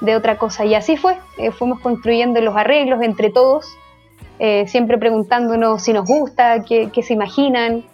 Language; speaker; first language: Spanish; native; Spanish